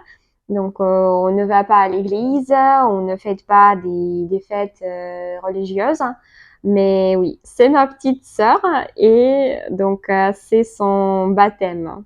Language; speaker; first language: French; non-native, learner; Russian